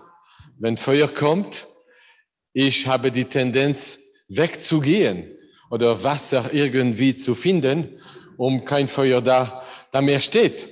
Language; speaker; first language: German; non-native, learner; English